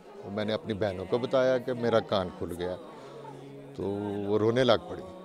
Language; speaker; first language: Urdu; non-native, local second language; Punjabi